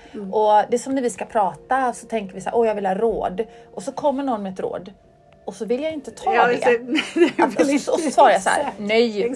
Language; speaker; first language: Swedish; native; Swedish